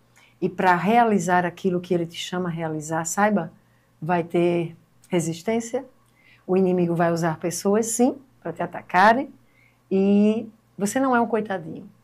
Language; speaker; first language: Portuguese; native; Portuguese